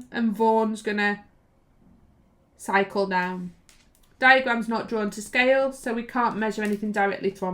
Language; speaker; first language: English; native; English